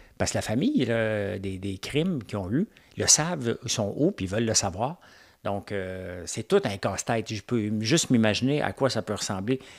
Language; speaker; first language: French; native; French